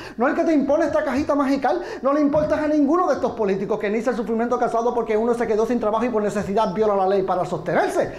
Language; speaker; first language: Spanish; native; Spanish